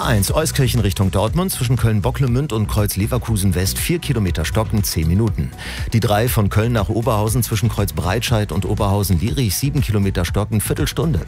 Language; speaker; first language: German; native; German